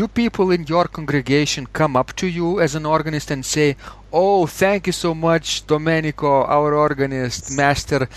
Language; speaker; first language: English; non-native, fluent; Lithuanian